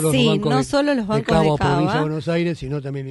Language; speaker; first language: Spanish; native; Spanish